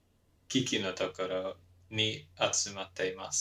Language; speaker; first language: Japanese; non-native, learner; English